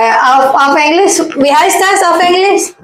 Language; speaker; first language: German; non-native, learner; Indonesian